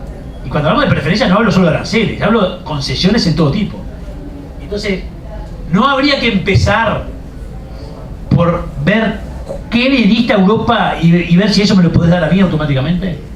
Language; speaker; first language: Spanish; native; Spanish